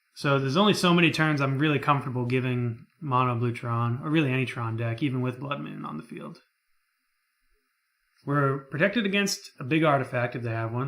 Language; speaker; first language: English; native; English